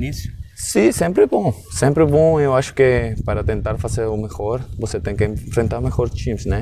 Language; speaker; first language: Portuguese; non-native, learner; Spanish